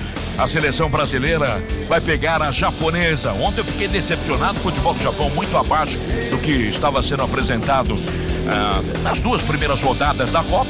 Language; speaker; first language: Portuguese; native; Portuguese